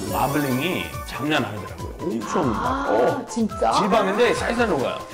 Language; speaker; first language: Korean; non-native, fluent; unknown